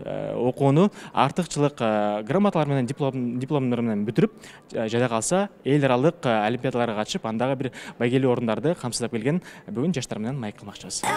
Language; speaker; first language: Kyrgyz; native; Kyrgyz